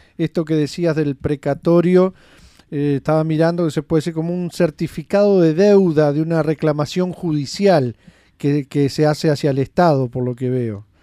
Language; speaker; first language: Spanish; native; Spanish